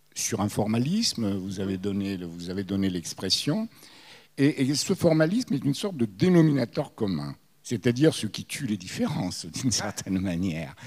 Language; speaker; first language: French; early bilingual, other home language; Italian